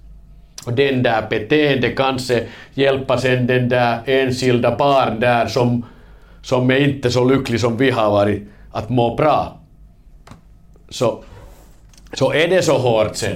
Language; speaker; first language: Swedish; non-native, learner; Finnish